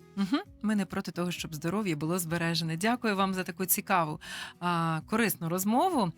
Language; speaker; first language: Ukrainian; native; Ukrainian